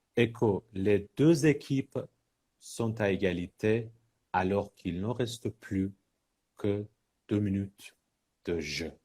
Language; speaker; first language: French; non-native, fluent; Persian